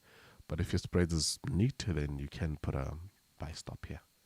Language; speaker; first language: English; native; English